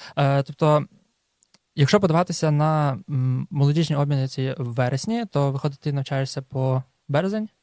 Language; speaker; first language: Ukrainian; native; Ukrainian